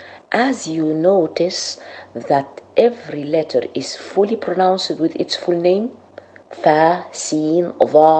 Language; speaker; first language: English; non-native, fluent; Arabic